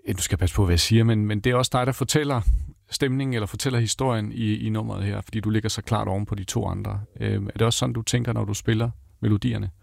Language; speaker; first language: Danish; native; Danish